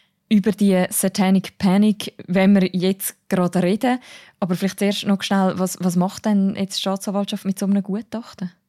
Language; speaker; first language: German; native; German